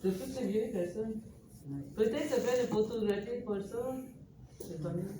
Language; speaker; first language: French; non-native, learner; Turkish